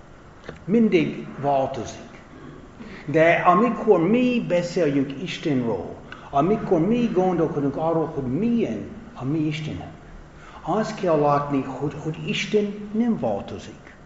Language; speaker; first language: Hungarian; non-native, fluent; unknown